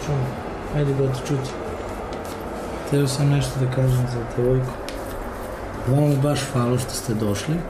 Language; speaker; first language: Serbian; non-native, local second language; Romany